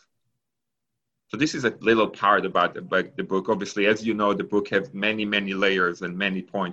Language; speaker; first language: English; non-native, fluent; Hebrew